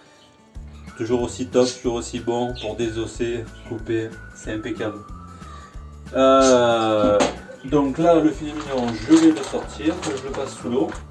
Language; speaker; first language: French; native; French